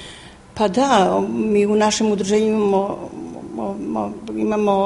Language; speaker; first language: Serbian; native; Serbian